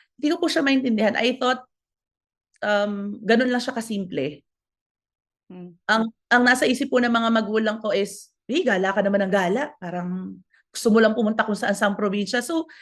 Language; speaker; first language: Filipino; native; Filipino